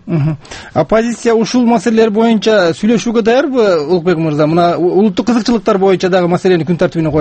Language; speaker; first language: Kyrgyz; native; Kyrgyz